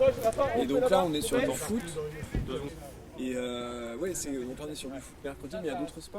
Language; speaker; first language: French; native; French